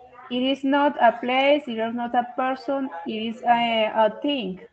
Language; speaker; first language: English; non-native, fluent; Spanish